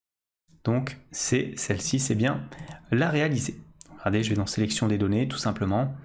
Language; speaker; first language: French; native; French